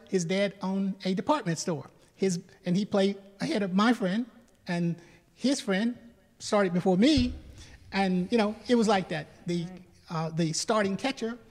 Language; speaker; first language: English; native; English